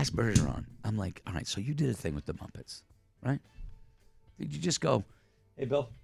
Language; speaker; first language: English; native; English